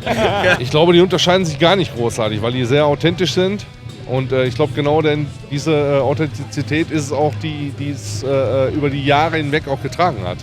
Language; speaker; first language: German; native; German